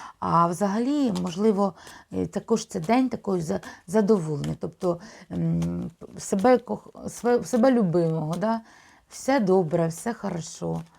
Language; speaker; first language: Ukrainian; non-native, local second language; Russian